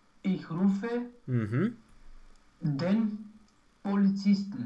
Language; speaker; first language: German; non-native, learner; Romanian